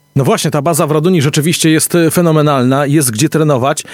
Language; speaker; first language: Polish; native; Polish